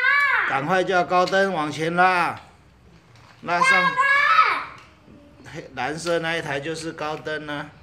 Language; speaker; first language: Chinese; native; Chinese